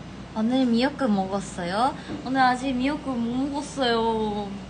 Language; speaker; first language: Korean; non-native, fluent; Japanese